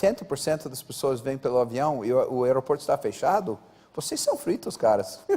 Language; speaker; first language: Portuguese; non-native, fluent; English